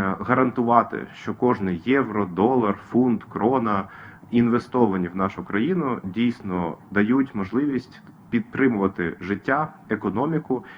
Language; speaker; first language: Ukrainian; native; Ukrainian